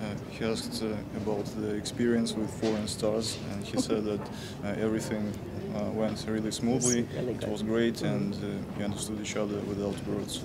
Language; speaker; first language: English; non-native, fluent; Russian